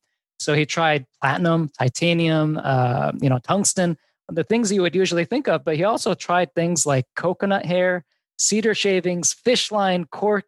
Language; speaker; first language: English; native; English